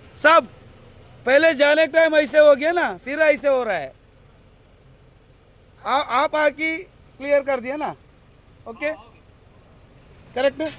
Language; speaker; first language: Hindi; non-native, local second language; Kannada